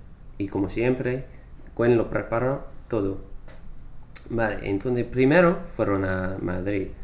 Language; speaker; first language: Spanish; non-native, fluent; English